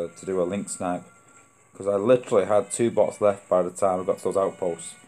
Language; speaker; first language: English; native; English